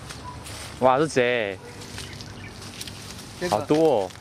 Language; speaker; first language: Chinese; early bilingual, heritage; Chinese